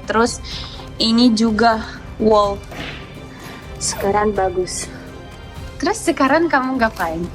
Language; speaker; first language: Indonesian; non-native, learner; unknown